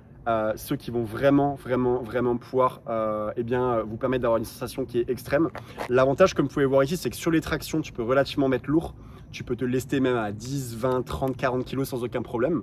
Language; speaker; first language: French; native; French